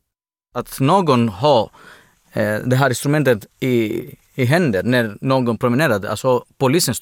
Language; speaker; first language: Swedish; non-native, fluent; Greek